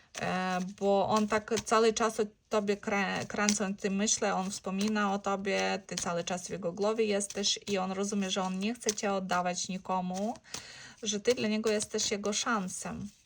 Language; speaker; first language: Polish; non-native, learner; Ukrainian